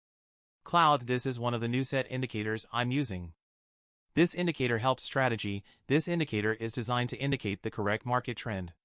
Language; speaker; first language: English; non-native, fluent; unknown